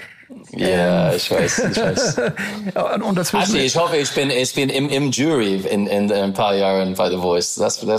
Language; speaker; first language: German; non-native, learner; English